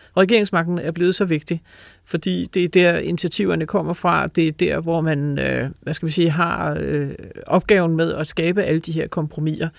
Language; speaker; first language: Danish; native; Danish